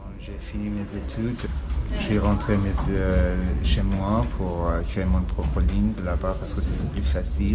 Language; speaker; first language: French; non-native, learner; Persian